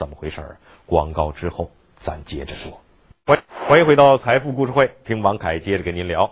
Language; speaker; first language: Chinese; native; Chinese